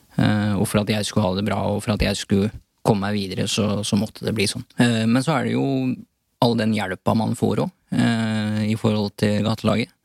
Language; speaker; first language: Norwegian; early bilingual, other home language; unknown